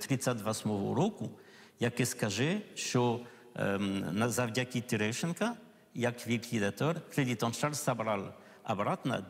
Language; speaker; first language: Ukrainian; non-native, learner; French